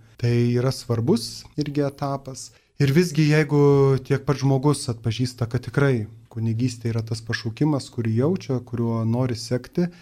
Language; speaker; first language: Lithuanian; native; Lithuanian